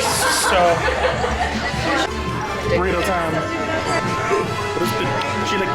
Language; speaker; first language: English; native; English